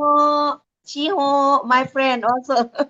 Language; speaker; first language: English; non-native, learner; Thai